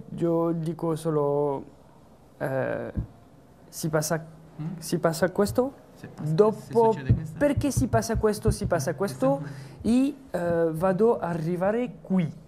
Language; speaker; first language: Italian; non-native, learner; French